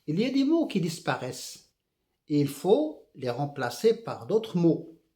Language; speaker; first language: French; non-native, local second language; Arabic